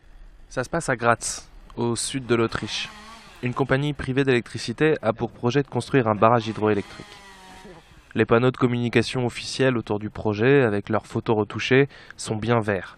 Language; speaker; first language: French; native; French